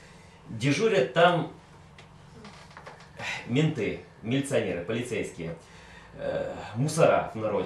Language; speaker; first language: Russian; native; Russian